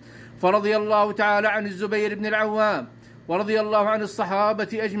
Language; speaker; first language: Arabic; native; Arabic